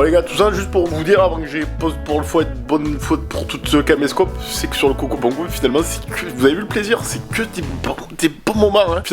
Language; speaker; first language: French; native; French